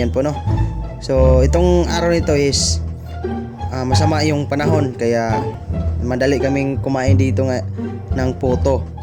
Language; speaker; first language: Filipino; non-native, local second language; Cebuano